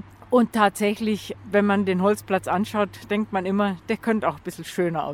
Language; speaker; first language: German; native; German